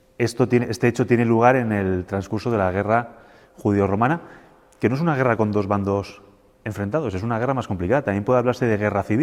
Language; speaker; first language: Spanish; native; Spanish